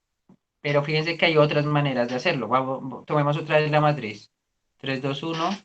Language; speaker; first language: Spanish; native; Spanish